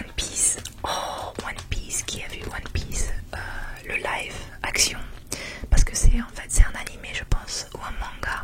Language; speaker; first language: French; native; French